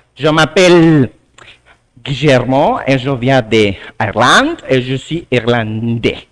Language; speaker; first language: French; non-native, learner; Spanish